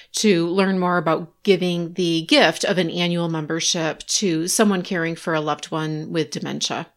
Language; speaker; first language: English; native; English